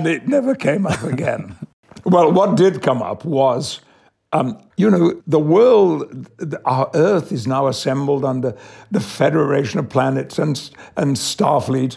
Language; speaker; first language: English; native; English